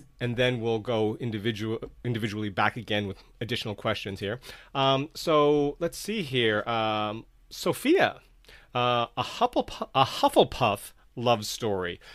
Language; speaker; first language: English; native; English